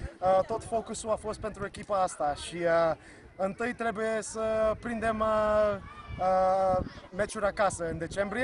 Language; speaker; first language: Romanian; early bilingual, heritage; Romanian